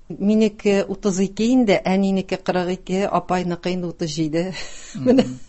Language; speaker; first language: Tatar; native; Tatar